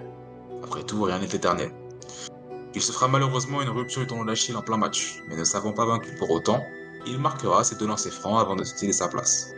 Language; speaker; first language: French; native; French